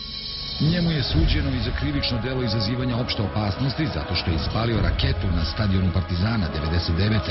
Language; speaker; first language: Serbian; native; Serbian